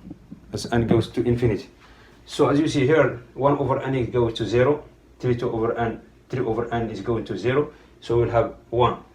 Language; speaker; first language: English; non-native, fluent; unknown